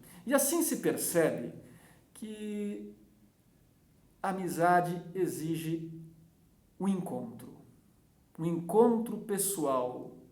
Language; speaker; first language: Portuguese; native; Portuguese